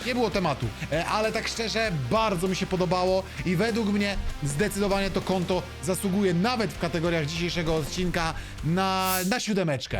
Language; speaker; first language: Polish; native; Polish